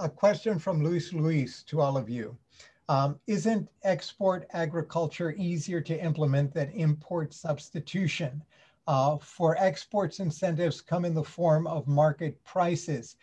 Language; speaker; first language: English; native; English